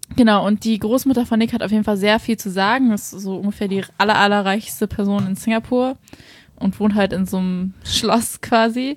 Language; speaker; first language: German; early bilingual, other home language; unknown